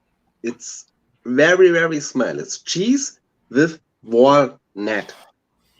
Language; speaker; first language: English; non-native, learner; German